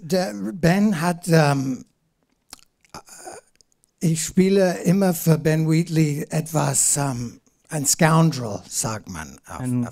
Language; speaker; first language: German; non-native, learner; English